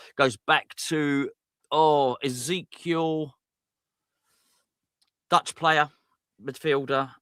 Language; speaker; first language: English; native; English